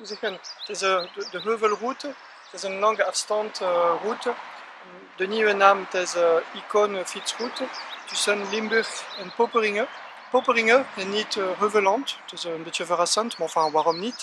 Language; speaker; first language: Dutch; non-native, fluent; French